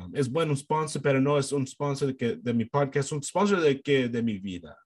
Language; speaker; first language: Spanish; non-native, learner; English